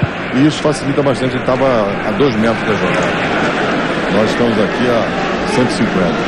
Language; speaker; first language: Portuguese; native; Portuguese